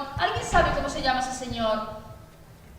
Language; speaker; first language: Spanish; native; Spanish